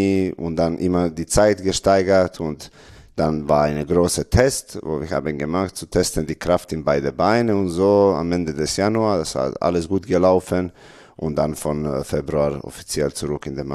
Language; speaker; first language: German; non-native, learner; Serbian